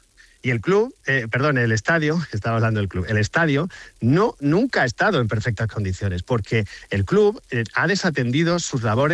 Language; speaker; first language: Spanish; native; Spanish